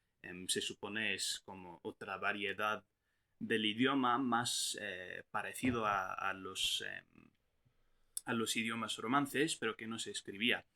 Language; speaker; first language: Spanish; non-native, fluent; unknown